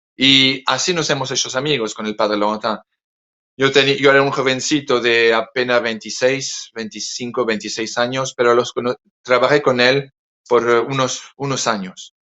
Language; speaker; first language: Spanish; non-native, fluent; French